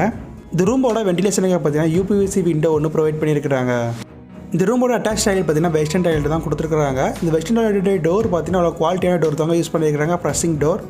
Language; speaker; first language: Tamil; native; Tamil